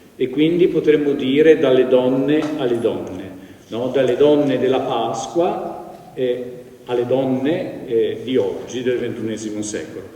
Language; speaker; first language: Italian; native; Italian